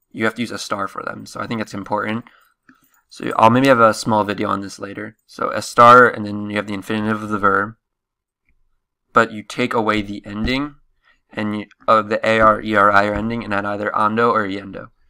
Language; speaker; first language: English; native; English